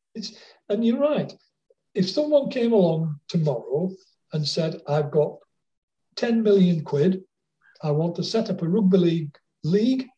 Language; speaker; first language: English; native; English